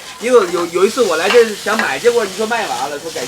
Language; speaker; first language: Chinese; native; Chinese